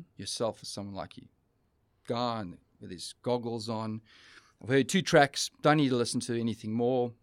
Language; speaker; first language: English; native; English